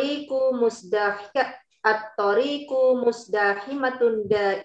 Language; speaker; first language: Arabic; non-native, learner; Indonesian